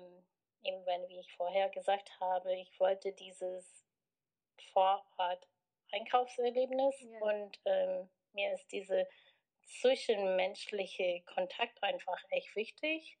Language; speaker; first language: German; non-native, fluent; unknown